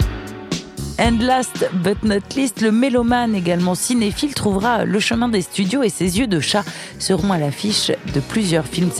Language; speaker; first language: French; native; French